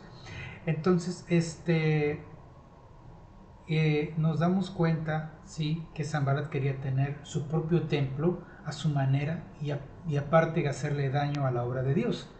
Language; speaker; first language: Spanish; native; Spanish